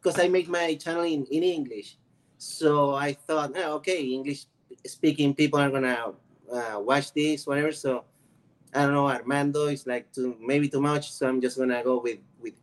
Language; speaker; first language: English; non-native, fluent; Spanish